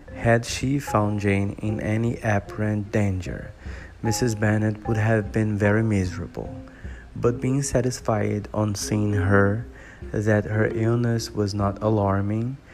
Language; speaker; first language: English; non-native, fluent; Portuguese